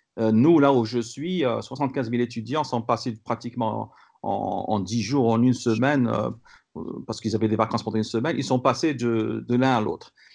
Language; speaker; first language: French; non-native, local second language; Kabyle